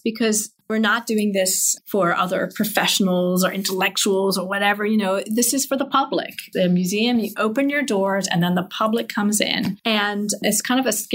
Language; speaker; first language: English; native; English